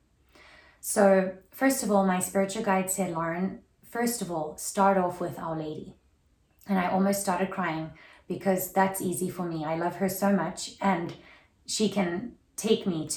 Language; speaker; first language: English; native; English